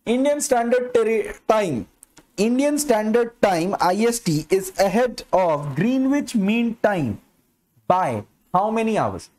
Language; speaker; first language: English; non-native, local second language; Bangla